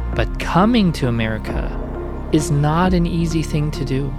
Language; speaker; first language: English; non-native, fluent; German